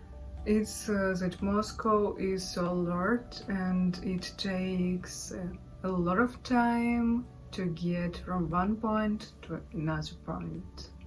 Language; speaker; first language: English; non-native, learner; Russian